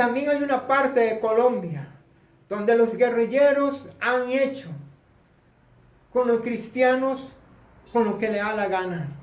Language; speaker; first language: Spanish; native; Spanish